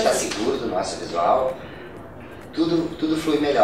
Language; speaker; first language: Portuguese; native; Portuguese